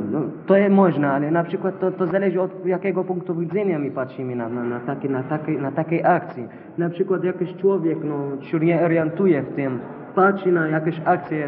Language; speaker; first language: Polish; non-native, learner; Arabic